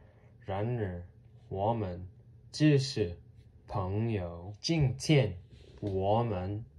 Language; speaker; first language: Chinese; non-native, learner; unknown